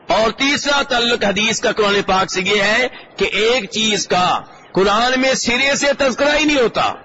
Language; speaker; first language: Urdu; native; Urdu